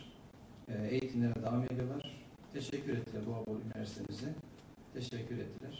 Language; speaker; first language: Turkish; native; Turkish